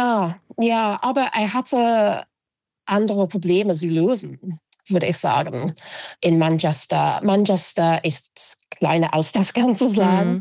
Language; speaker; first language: German; non-native, fluent; English